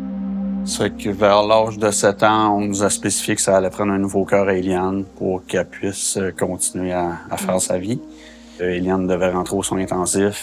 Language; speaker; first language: French; native; French